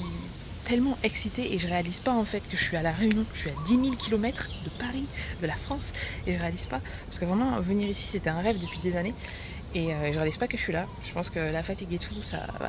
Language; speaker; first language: French; native; French